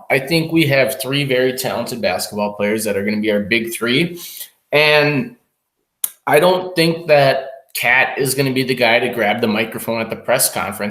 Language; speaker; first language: English; native; English